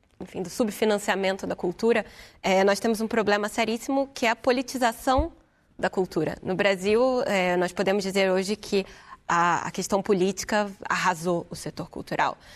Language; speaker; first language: Portuguese; native; Portuguese